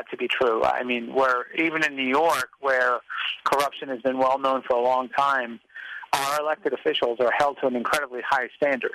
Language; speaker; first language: English; native; English